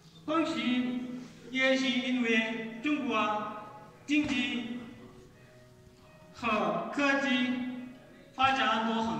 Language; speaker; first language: Chinese; non-native, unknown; Arabic